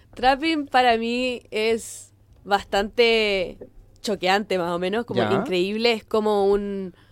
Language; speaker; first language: Spanish; native; Spanish